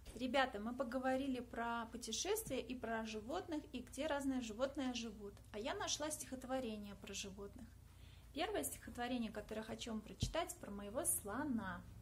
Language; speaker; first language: Russian; native; Russian